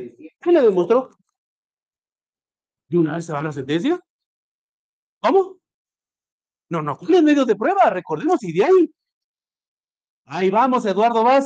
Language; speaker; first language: Spanish; native; Spanish